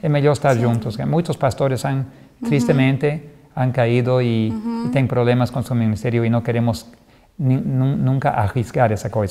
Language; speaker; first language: Portuguese; non-native, fluent; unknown